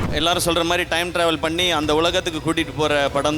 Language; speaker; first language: Tamil; native; Tamil